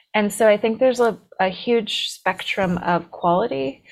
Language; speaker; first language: English; native; English